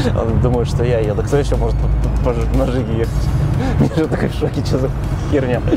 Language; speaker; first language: Russian; native; Russian